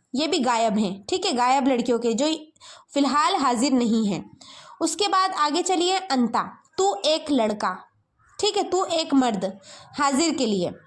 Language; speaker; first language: Urdu; native; Urdu